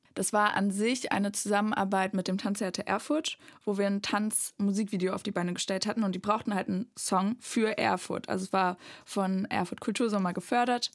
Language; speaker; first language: German; native; German